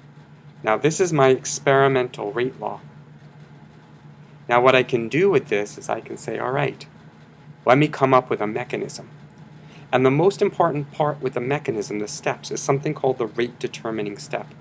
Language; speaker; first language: English; native; English